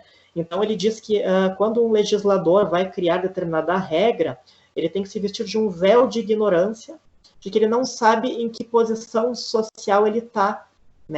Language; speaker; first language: Portuguese; native; Portuguese